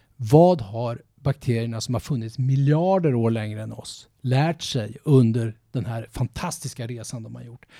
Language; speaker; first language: Swedish; native; Swedish